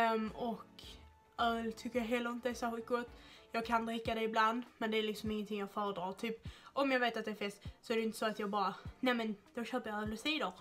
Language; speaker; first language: Swedish; native; Swedish